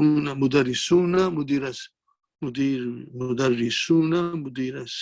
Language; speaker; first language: Arabic; non-native, fluent; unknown